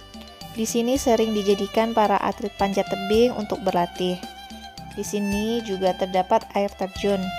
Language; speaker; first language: Indonesian; native; Indonesian